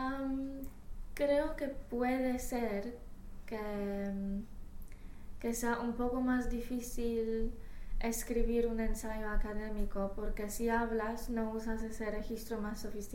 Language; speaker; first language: Spanish; non-native, fluent; English